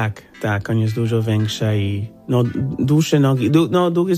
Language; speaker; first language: Polish; non-native, fluent; English